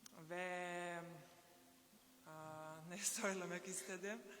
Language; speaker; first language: Turkish; non-native, learner; Serbian